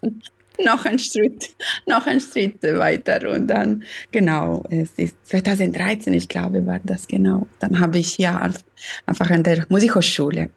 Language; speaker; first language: German; non-native, fluent; Italian